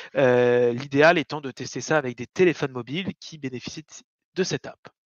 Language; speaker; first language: French; native; French